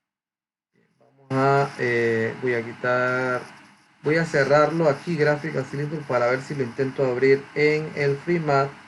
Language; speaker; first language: Spanish; native; Spanish